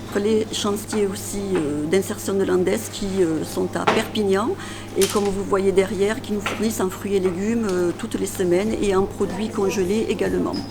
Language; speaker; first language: French; native; French